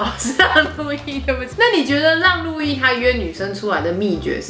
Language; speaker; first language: Chinese; native; Chinese